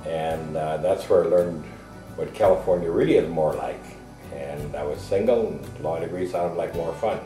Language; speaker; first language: English; native; English